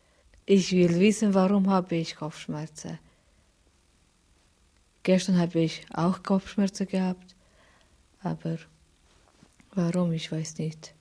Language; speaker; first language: German; non-native, learner; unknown